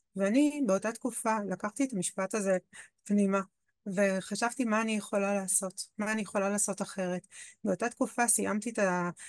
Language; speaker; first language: Hebrew; native; Hebrew